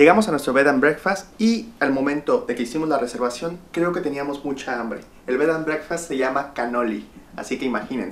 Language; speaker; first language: Spanish; native; Spanish